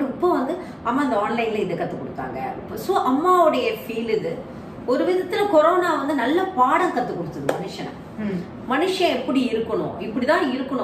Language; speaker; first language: Tamil; native; Tamil